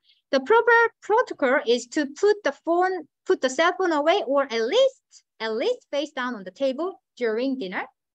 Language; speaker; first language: English; non-native, fluent; Korean